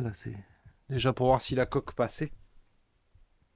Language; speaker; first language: French; native; French